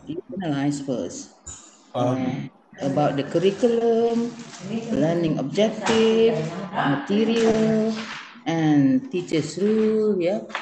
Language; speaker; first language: English; non-native, learner; Indonesian